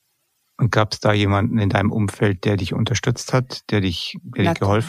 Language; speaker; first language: German; native; German